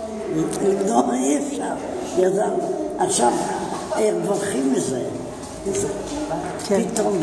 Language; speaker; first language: Hebrew; non-native, fluent; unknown